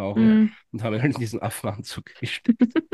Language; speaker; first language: German; native; German